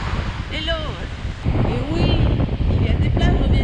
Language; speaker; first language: French; native; French